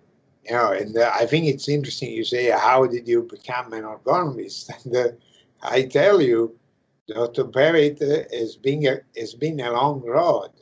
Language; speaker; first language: English; non-native, fluent; Italian